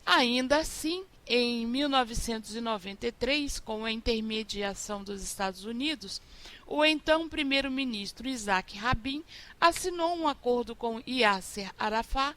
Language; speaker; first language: Portuguese; native; Portuguese